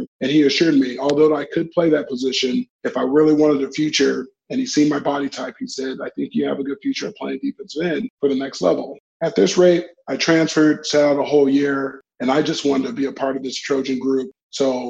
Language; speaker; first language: English; native; English